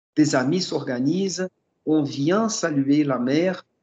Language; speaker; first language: French; non-native, fluent; Portuguese